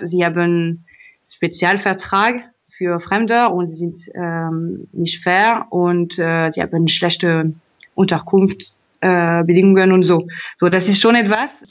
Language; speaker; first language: German; non-native, learner; French